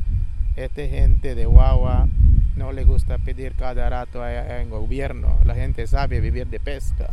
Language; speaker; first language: Spanish; non-native, local second language; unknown